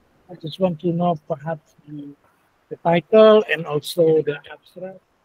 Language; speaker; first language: English; non-native, fluent; Indonesian